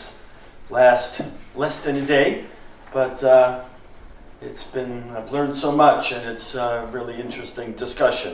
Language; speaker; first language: English; native; English